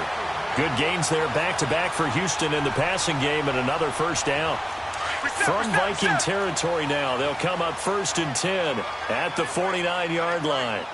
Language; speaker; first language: English; native; English